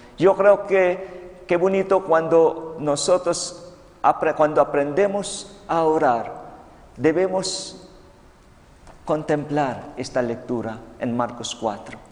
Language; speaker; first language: Spanish; non-native, fluent; Filipino